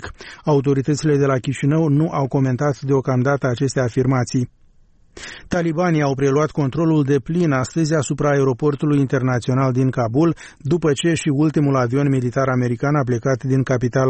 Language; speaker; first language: Romanian; native; Romanian